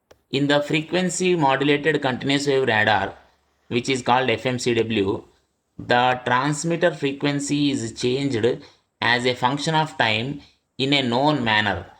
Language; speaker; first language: English; non-native, local second language; Telugu